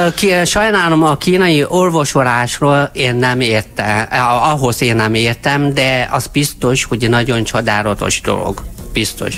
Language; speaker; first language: Hungarian; non-native, learner; Chinese